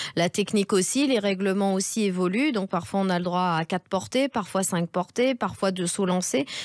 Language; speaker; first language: French; native; French